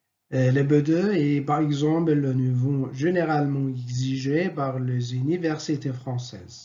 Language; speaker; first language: French; non-native, fluent; Arabic